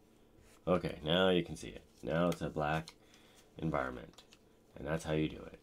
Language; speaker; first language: English; native; English